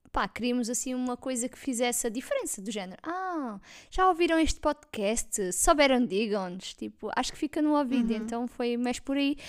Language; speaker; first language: Portuguese; native; Portuguese